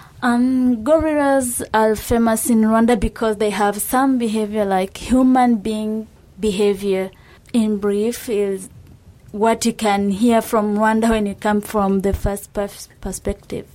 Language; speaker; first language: English; non-native, local second language; Kinyarwanda